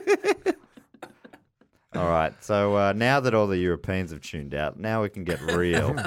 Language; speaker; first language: English; early bilingual, other home language; German